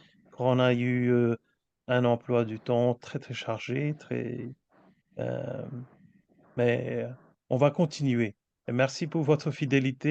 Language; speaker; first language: French; non-native, fluent; Bangla